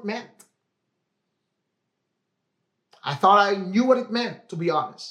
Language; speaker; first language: English; non-native, local second language; Filipino